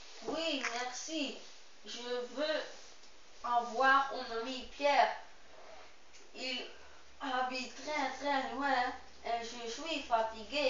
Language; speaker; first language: French; non-native, learner; Dutch